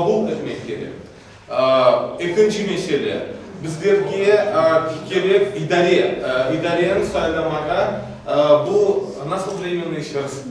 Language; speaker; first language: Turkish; non-native, learner; Tatar